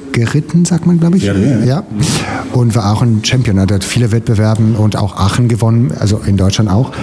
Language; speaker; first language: German; non-native, fluent; Italian